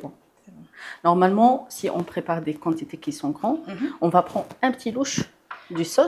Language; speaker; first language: French; non-native, local second language; Arabic